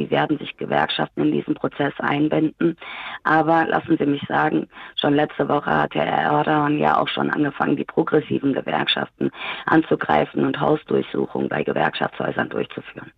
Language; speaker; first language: German; early bilingual, other home language; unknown